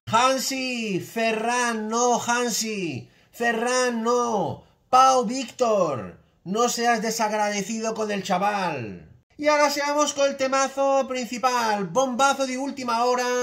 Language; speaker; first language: Spanish; native; Spanish